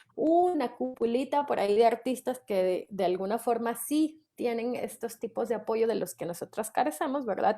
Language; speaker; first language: Spanish; native; Spanish